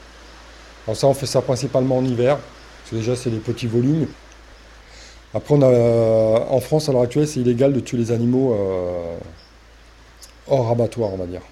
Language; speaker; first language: French; native; French